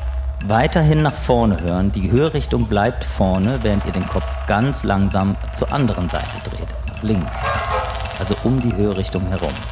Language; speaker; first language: German; native; German